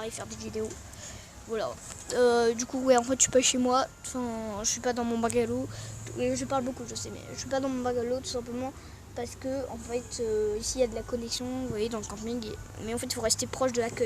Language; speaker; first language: French; native; French